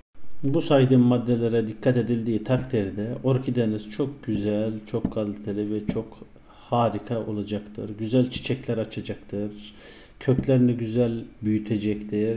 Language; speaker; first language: Turkish; native; Turkish